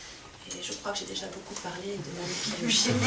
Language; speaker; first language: French; native; French